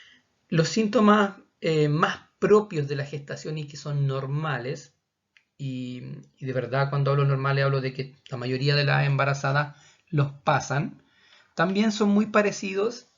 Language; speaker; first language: Spanish; native; Spanish